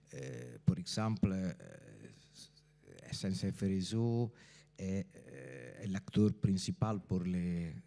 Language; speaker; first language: French; non-native, fluent; Italian